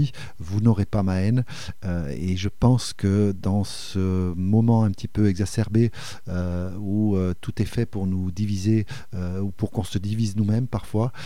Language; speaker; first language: French; native; French